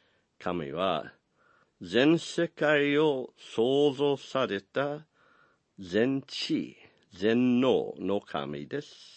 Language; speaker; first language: Japanese; non-native, fluent; English